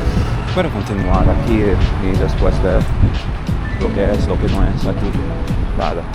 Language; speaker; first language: Spanish; non-native, learner; English